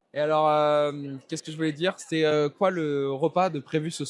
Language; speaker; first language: French; native; French